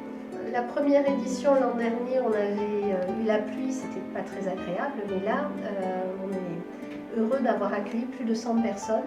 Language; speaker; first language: French; native; French